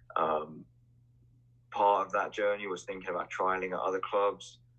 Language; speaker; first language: English; native; English